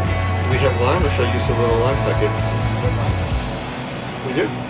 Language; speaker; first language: English; native; English